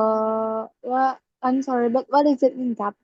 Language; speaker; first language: English; non-native, learner; Indonesian